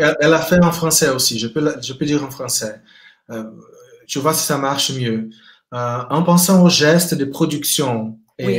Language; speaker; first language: French; non-native, fluent; Portuguese